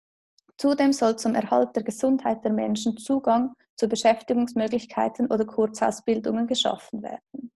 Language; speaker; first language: German; native; German